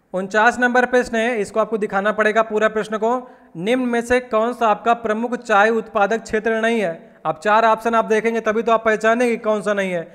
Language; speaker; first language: Hindi; native; Hindi